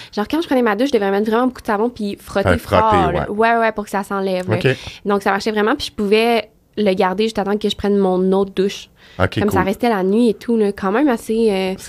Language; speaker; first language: French; native; French